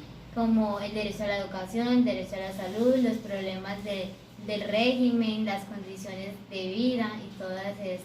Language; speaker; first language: Spanish; native; Spanish